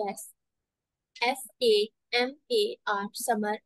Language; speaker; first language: English; non-native, learner; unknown